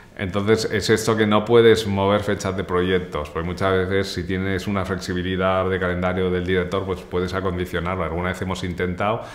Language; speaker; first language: Spanish; native; Spanish